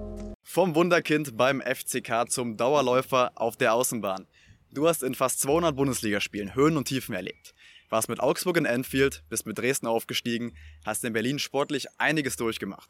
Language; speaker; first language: German; native; German